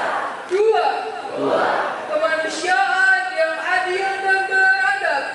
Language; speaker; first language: Indonesian; native; Indonesian